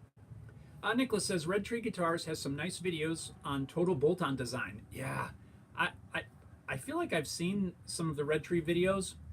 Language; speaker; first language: English; native; English